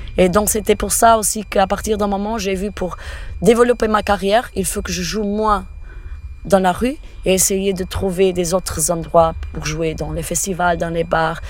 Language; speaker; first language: French; non-native, fluent; Portuguese